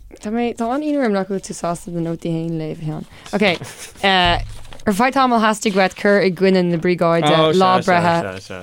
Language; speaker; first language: Irish; non-native, local second language; English